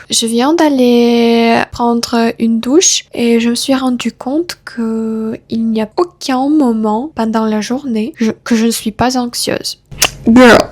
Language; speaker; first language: French; non-native, fluent; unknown